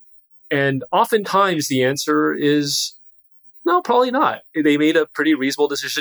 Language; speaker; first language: English; native; English